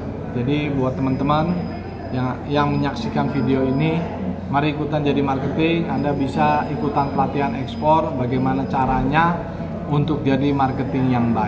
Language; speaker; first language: Indonesian; native; Indonesian